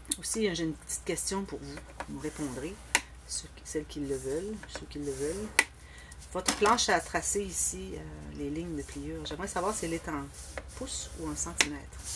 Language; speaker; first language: French; native; French